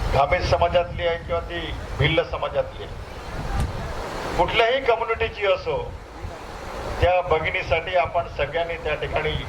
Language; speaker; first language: Marathi; non-native, local second language; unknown